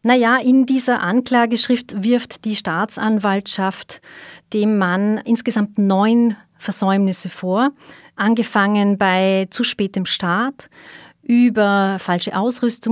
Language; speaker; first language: German; native; German